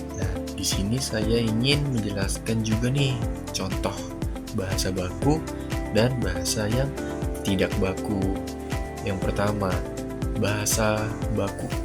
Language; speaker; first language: Indonesian; native; Indonesian